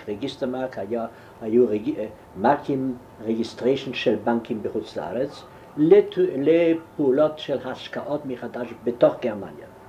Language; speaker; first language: Hebrew; non-native, fluent; German